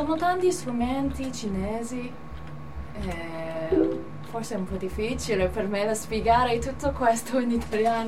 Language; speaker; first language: Italian; non-native, learner; Cantonese